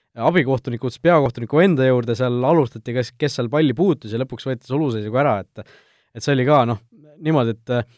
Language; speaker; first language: Estonian; native; Estonian